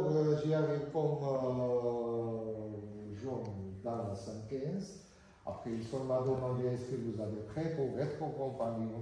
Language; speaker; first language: French; non-native, learner; Georgian